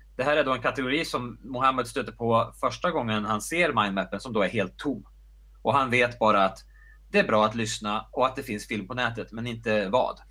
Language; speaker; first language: Swedish; native; Swedish